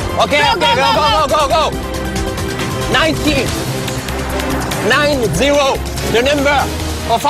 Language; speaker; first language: English; non-native, learner; French